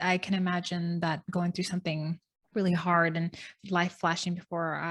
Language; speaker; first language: English; native; English